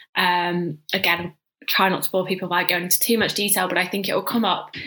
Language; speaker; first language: English; native; English